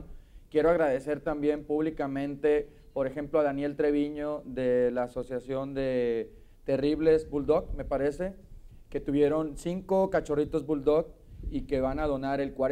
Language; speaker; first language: Spanish; native; Spanish